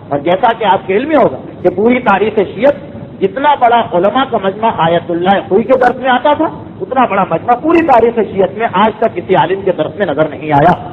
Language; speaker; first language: Urdu; native; Urdu